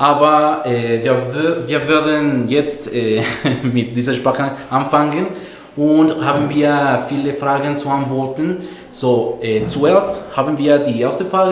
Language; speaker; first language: German; non-native, fluent; Spanish